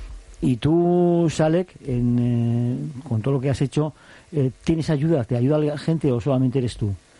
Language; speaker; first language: Spanish; native; Spanish